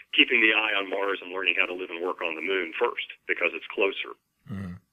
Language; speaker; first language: English; native; English